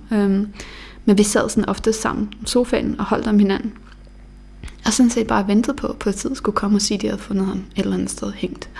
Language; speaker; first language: Danish; early bilingual, other home language; Bosnian